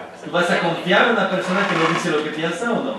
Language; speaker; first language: Spanish; non-native, fluent; French